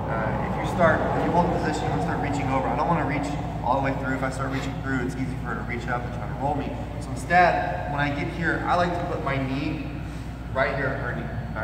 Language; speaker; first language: English; native; English